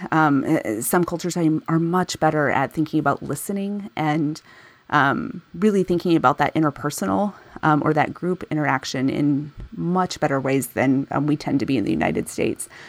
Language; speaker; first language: English; native; English